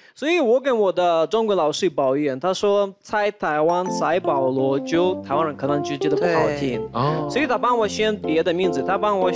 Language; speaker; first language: Chinese; non-native, fluent; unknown